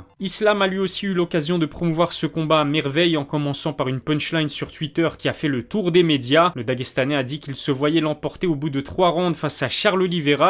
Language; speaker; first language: French; native; French